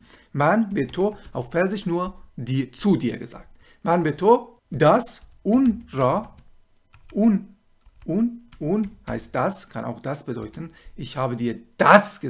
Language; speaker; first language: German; non-native, fluent; Persian